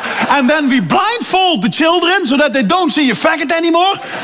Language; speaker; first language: English; non-native, fluent; Dutch